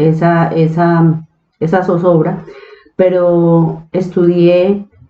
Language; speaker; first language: Spanish; native; Spanish